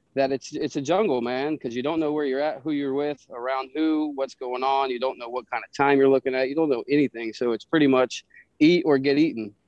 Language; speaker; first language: English; native; English